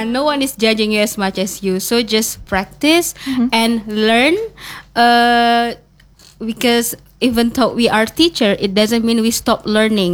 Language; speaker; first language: English; non-native, learner; Indonesian